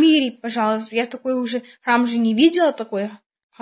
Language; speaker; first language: Russian; early bilingual, heritage; Russian